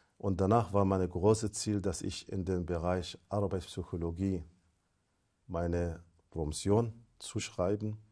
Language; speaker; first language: German; non-native, fluent; Arabic